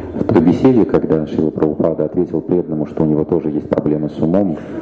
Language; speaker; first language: Russian; native; Russian